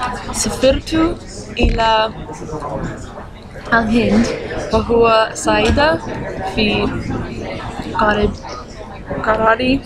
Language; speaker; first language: Arabic; non-native, learner; English